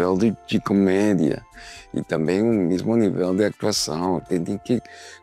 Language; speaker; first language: Portuguese; non-native, learner; Spanish